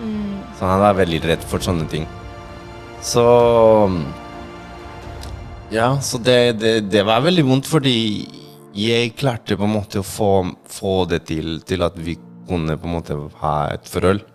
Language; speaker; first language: Norwegian; non-native, fluent; Spanish